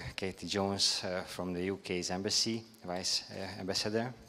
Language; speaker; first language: English; non-native, fluent; Hungarian